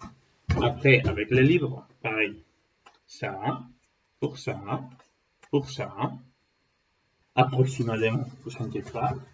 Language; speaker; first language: French; non-native, learner; Spanish